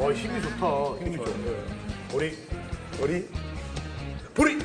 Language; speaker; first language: Korean; native; Korean